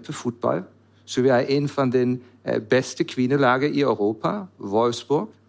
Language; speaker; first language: Norwegian; non-native, learner; German